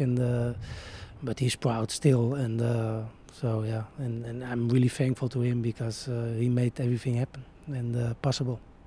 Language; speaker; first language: English; non-native, fluent; Dutch